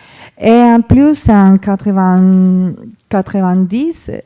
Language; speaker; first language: French; non-native, fluent; Spanish